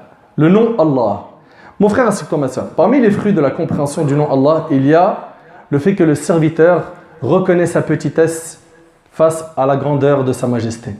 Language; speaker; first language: French; native; French